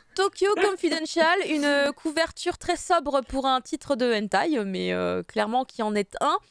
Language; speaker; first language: French; native; French